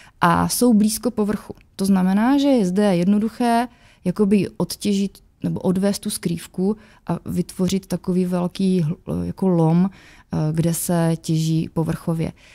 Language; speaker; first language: Czech; native; Czech